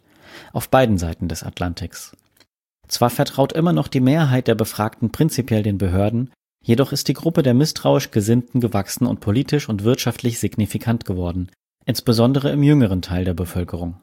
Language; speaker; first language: German; native; German